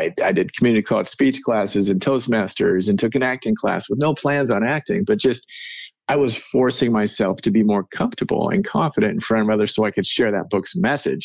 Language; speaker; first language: English; native; English